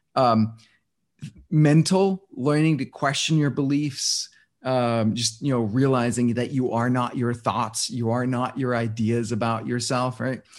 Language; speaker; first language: English; non-native, fluent; Danish